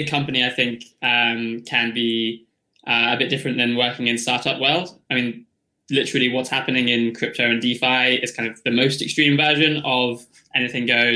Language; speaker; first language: English; native; English